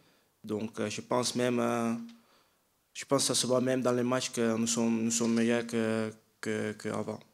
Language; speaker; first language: French; non-native, fluent; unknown